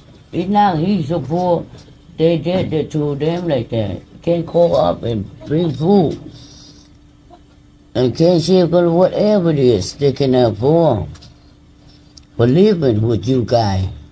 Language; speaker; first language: English; non-native, learner; Vietnamese